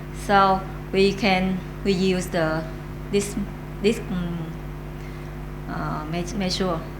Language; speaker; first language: English; non-native, learner; Vietnamese